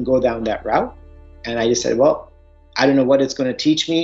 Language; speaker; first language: English; early bilingual, other home language; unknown